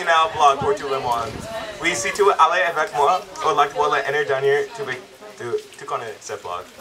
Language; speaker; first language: French; non-native, learner; English